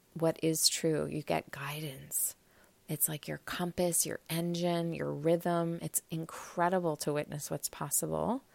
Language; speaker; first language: English; native; English